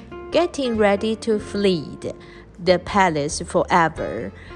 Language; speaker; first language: English; non-native, fluent; Chinese